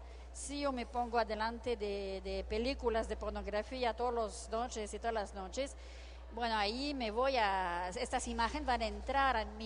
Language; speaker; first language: Spanish; non-native, fluent; French